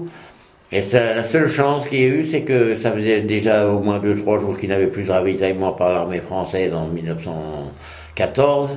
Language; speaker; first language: French; native; French